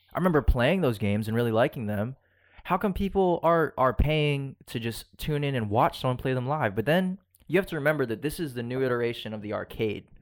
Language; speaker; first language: English; early bilingual, other home language; Filipino